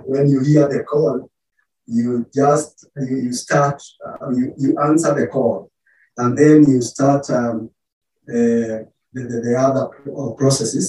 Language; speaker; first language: English; non-native, local second language; Kikuyu